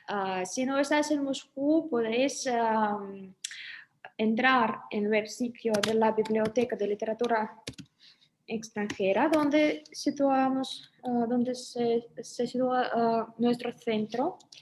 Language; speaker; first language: Spanish; non-native, fluent; Russian